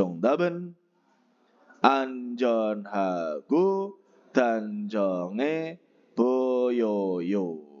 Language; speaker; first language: Korean; non-native, fluent; Indonesian